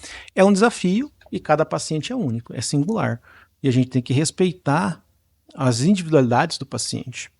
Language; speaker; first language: Portuguese; native; Portuguese